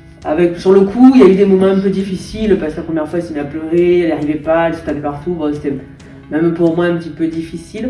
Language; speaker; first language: French; native; French